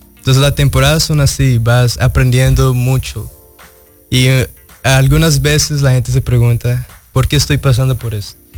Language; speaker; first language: Spanish; early bilingual, heritage; Spanish